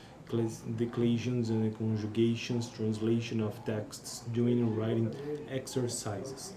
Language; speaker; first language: English; non-native, learner; Portuguese